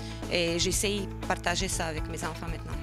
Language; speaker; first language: French; non-native, fluent; Russian